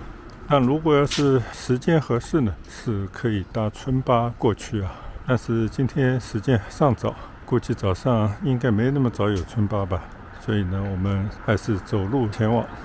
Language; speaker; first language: Chinese; native; Chinese